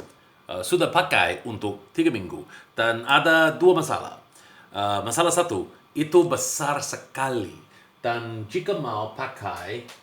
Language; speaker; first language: Indonesian; non-native, learner; English